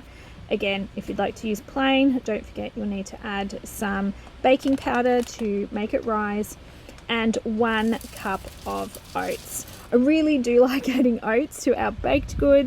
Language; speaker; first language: English; native; English